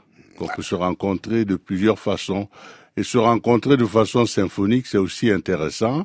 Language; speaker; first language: French; non-native, local second language; Duala